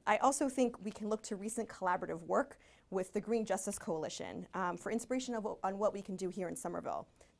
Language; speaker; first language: English; early bilingual, other home language; Spanish